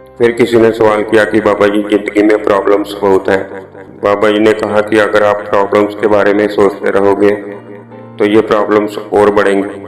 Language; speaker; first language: Hindi; native; Hindi